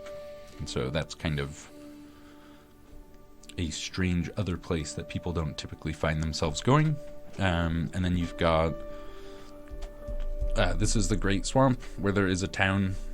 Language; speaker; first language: English; native; English